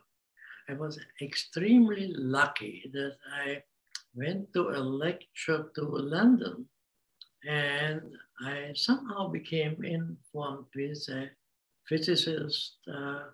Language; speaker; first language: English; non-native, fluent; Hungarian